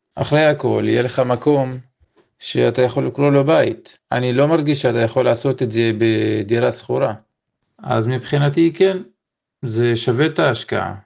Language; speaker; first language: Hebrew; non-native, local second language; Arabic